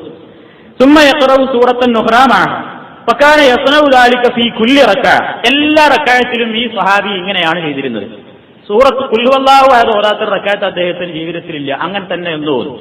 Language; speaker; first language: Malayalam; native; Malayalam